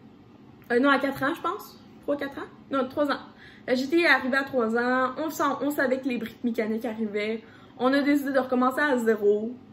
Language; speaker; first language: French; native; French